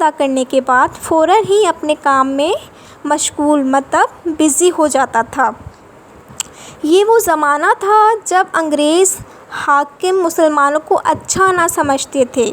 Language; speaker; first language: Urdu; non-native, local second language; Sindhi